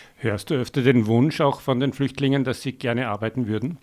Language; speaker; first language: German; native; German